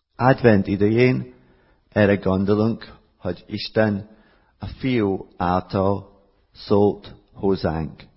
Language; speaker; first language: Hungarian; non-native, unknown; English